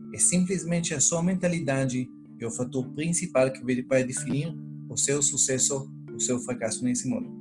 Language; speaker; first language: Portuguese; non-native, fluent; Hebrew